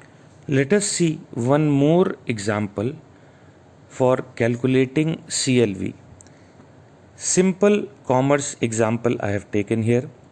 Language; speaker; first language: English; non-native, local second language; Hindi